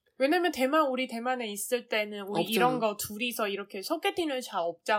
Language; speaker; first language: Korean; non-native, learner; Chinese